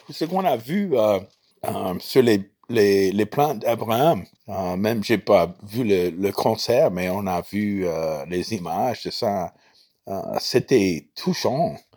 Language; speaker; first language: French; non-native, fluent; English